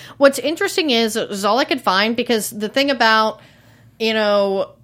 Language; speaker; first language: English; native; English